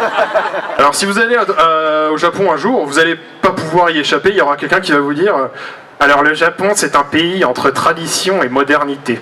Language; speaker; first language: French; native; French